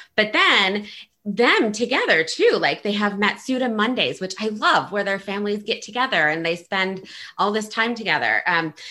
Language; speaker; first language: English; early bilingual, other home language; Italian